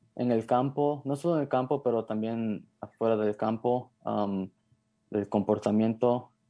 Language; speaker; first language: Spanish; early bilingual, heritage; Spanish